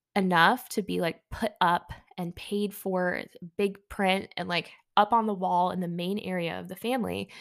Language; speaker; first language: English; early bilingual, other home language; Hindi